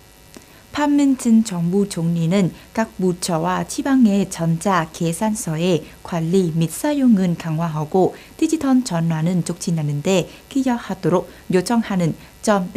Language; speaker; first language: Korean; non-native, fluent; Vietnamese